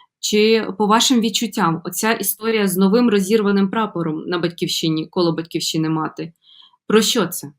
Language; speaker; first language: Ukrainian; native; Ukrainian